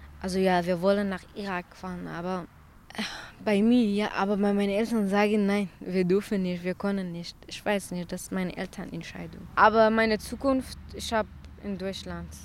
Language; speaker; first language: German; non-native, learner; Central Kurdish